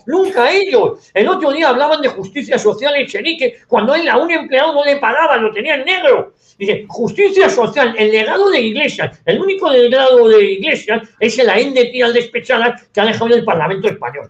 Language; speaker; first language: Spanish; native; Spanish